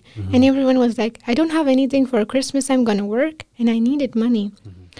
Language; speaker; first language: English; non-native, fluent; Pashto